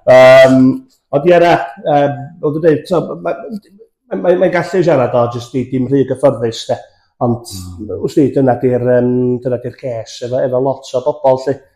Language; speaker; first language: Welsh; native; Welsh